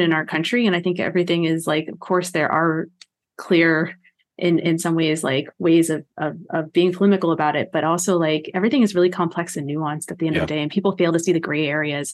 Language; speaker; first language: English; native; English